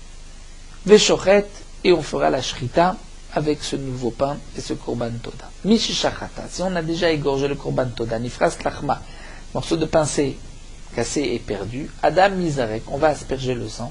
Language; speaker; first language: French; native; French